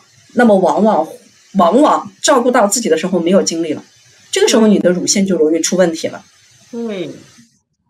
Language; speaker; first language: Chinese; native; Chinese